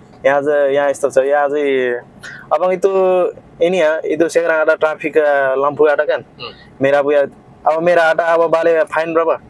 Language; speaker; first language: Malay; non-native, learner; Nepali